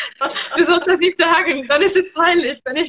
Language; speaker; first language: German; non-native, fluent; English